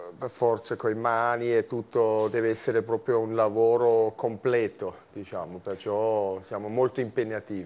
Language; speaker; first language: Italian; non-native, fluent; German